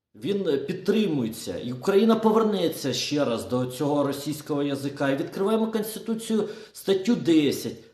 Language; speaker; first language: Ukrainian; non-native, local second language; Russian